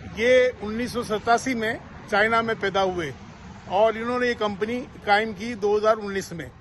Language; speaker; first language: Urdu; native; Urdu